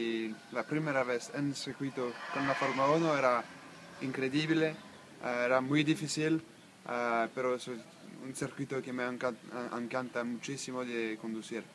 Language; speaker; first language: Spanish; non-native, learner; French